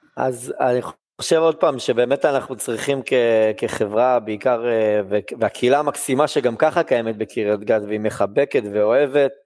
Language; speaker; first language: Hebrew; native; Hebrew